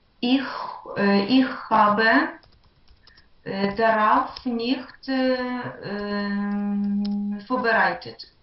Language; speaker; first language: German; non-native, learner; Ukrainian